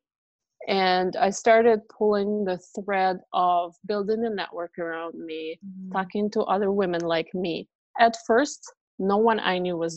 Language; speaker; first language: English; non-native, fluent; Russian